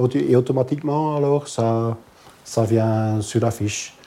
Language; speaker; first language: French; non-native, fluent; Dutch